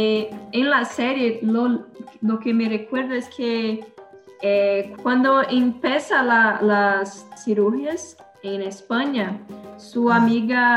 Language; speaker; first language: Spanish; non-native, learner; Portuguese